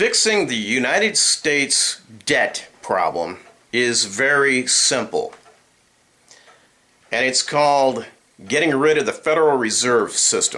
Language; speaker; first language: English; native; English